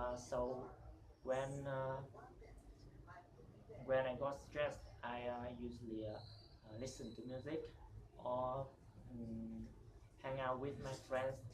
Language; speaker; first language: English; non-native, learner; Vietnamese